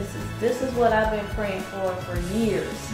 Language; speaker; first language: English; native; English